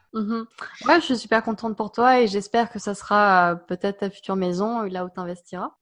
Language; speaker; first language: French; native; French